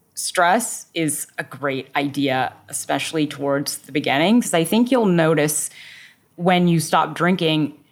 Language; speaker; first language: English; native; English